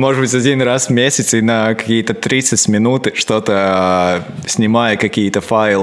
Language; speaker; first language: Russian; non-native, local second language; Latvian